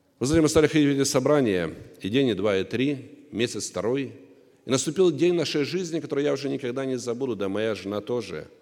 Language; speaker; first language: Russian; native; Russian